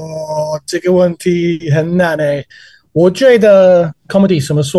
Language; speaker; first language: Chinese; non-native, learner; English